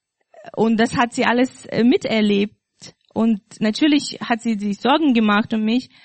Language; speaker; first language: German; non-native, fluent; Russian